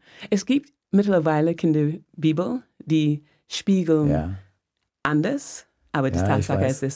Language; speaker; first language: German; non-native, fluent; English